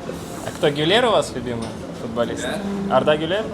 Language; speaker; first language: Russian; native; Russian